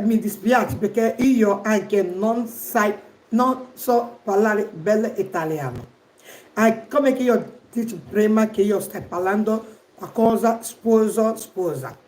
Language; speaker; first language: Italian; non-native, learner; Igbo